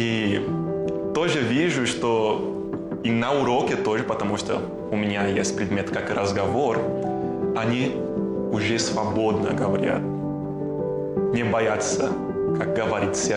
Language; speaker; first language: Russian; non-native, learner; Portuguese